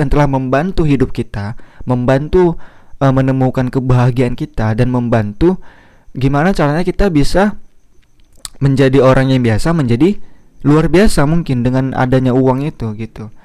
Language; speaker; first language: Indonesian; native; Indonesian